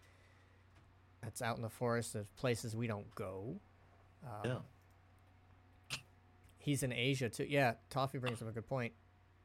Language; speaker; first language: English; native; English